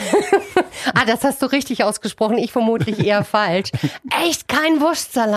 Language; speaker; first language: German; native; German